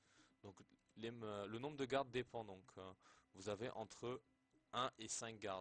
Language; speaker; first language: French; native; French